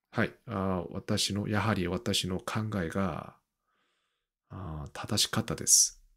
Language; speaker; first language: Japanese; non-native, learner; Korean